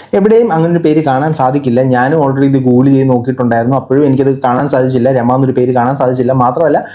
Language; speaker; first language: Malayalam; native; Malayalam